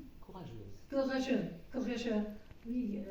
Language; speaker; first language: French; non-native, learner; English